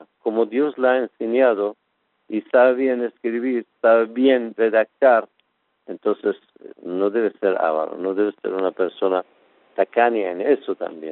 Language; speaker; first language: Spanish; non-native, fluent; Persian